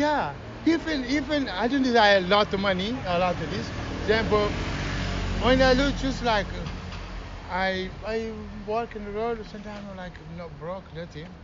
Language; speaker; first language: English; non-native, learner; Kabuverdianu